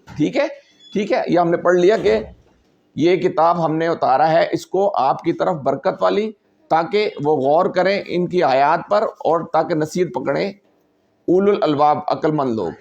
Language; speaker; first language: Urdu; non-native, local second language; Punjabi